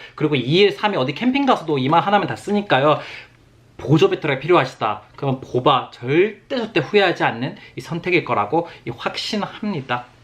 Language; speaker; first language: Korean; native; Korean